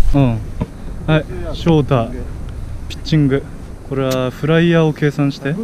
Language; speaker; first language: Japanese; native; Japanese